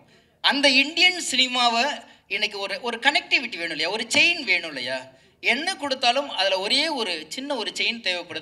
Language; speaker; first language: Tamil; native; Tamil